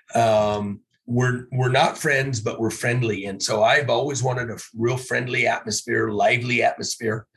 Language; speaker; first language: English; native; English